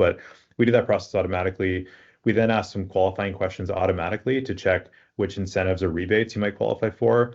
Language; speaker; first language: English; native; English